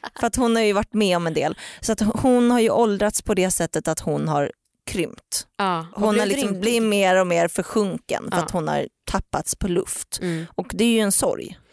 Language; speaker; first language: Swedish; native; Swedish